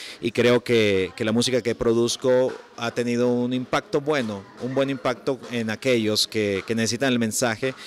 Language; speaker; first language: Spanish; native; Spanish